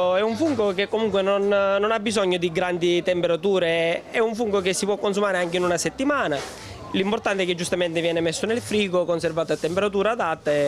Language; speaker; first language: Italian; native; Italian